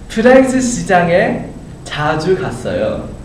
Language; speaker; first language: Korean; non-native, learner; English